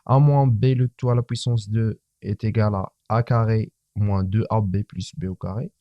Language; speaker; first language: French; non-native, local second language; Arabic